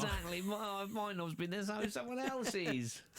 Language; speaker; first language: English; native; English